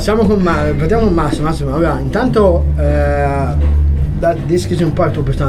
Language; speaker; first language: Italian; native; Italian